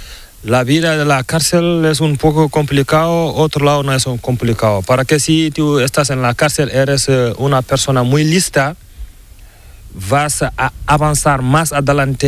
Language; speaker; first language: Spanish; non-native, learner; Fula